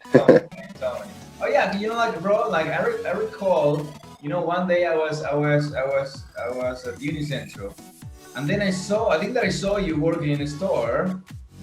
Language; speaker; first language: English; non-native, fluent; Spanish